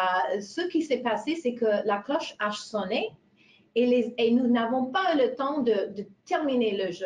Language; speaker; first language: French; non-native, fluent; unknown